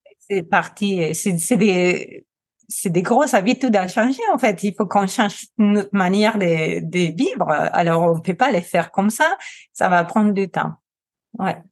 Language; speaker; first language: French; non-native, fluent; Spanish